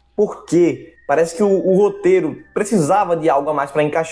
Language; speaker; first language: Portuguese; native; Portuguese